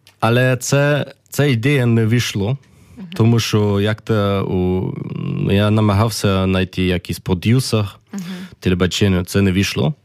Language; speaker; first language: Ukrainian; early bilingual, heritage; Ukrainian